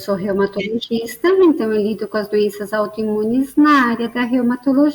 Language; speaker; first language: Portuguese; native; Portuguese